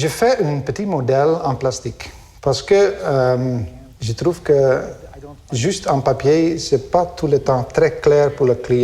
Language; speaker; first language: French; non-native, fluent; Dutch